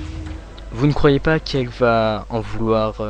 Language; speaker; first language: French; native; French